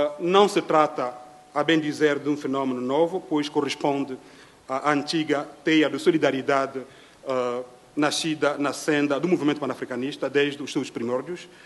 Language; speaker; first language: Portuguese; non-native, fluent; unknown